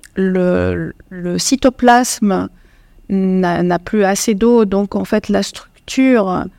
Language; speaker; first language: French; non-native, local second language; Arabic